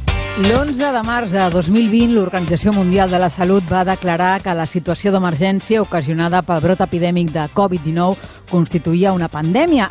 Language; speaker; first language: Catalan; native; Catalan